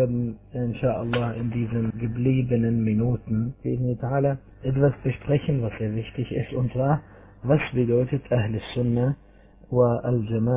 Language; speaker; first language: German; non-native, fluent; Arabic